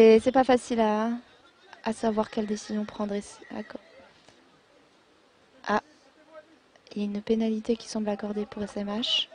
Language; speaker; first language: French; native; French